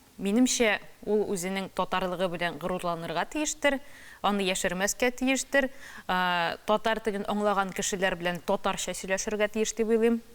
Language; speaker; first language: Tatar; native; Tatar